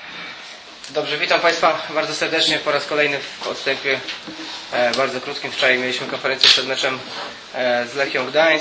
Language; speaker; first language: Polish; native; Polish